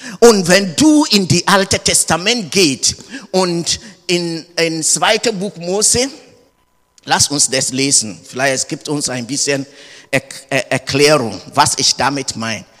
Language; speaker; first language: German; non-native, learner; English